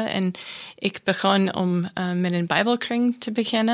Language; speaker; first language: Dutch; non-native, learner; English